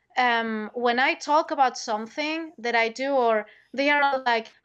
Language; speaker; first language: English; non-native, fluent; Spanish